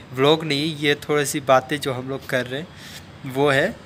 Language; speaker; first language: Hindi; non-native, local second language; Assamese